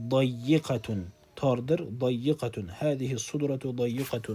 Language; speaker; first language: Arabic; non-native, fluent; Uzbek